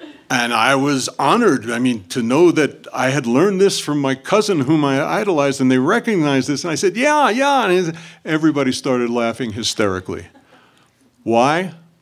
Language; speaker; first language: English; native; English